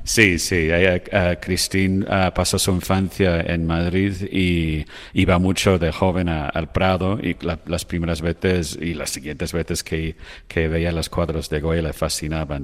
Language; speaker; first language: Spanish; non-native, fluent; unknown